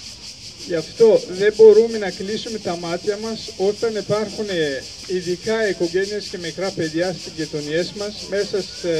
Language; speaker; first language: Greek; non-native, fluent; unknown